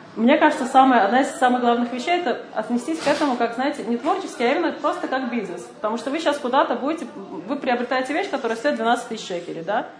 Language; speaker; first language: Russian; early bilingual, heritage; Russian